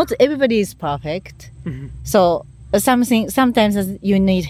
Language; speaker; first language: English; non-native, learner; Japanese